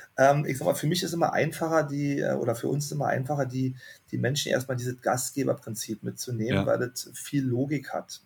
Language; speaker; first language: German; native; German